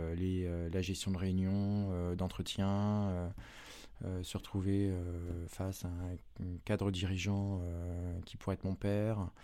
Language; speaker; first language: French; native; French